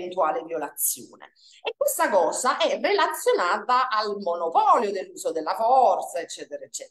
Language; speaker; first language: Italian; native; Italian